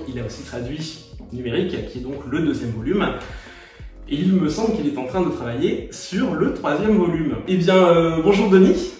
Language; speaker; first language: French; native; French